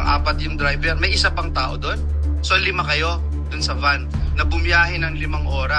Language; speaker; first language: Filipino; native; Filipino